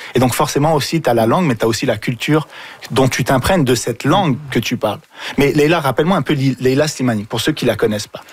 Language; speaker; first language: French; early bilingual, other home language; Arabic